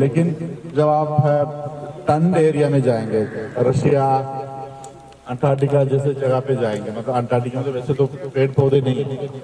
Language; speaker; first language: Hindi; native; Hindi